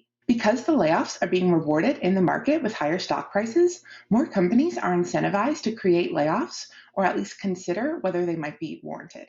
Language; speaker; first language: English; native; English